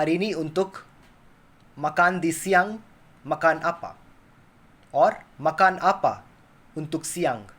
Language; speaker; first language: Indonesian; non-native, learner; Kannada